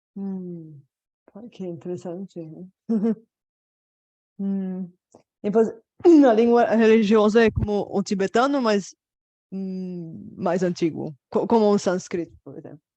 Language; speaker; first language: Portuguese; non-native, fluent; Bulgarian